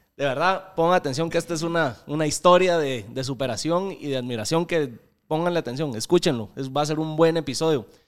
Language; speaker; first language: Spanish; native; Spanish